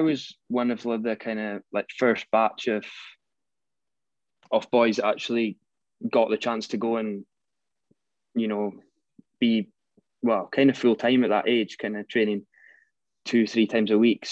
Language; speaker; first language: English; native; English